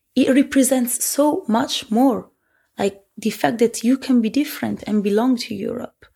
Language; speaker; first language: English; early bilingual, heritage; Italian